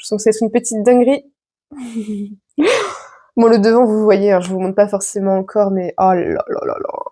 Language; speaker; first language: French; native; French